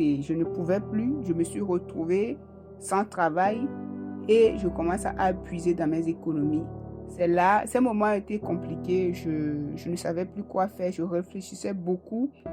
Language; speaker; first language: French; non-native, local second language; Ewe